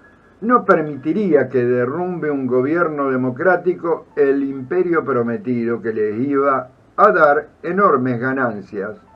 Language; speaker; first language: Spanish; native; Spanish